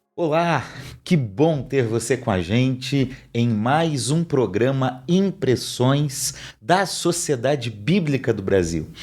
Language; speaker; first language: Portuguese; native; Portuguese